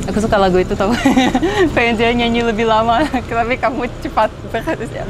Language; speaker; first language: Indonesian; non-native, fluent; Russian